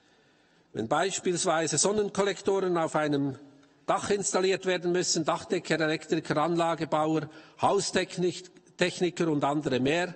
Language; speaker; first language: German; native; German